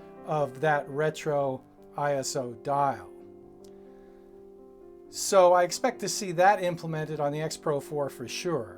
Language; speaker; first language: English; native; English